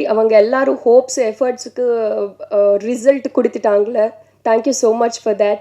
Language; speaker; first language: Tamil; non-native, learner; Telugu